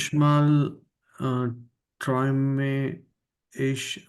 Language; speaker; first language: German; non-native, learner; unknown